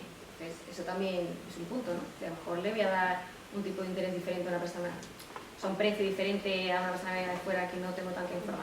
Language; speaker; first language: Spanish; native; Spanish